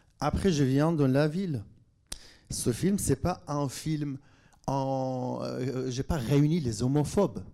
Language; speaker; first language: French; non-native, fluent; Kurdish